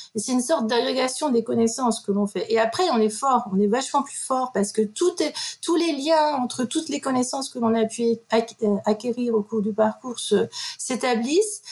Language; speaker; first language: French; native; French